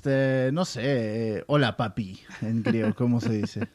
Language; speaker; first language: Spanish; native; Spanish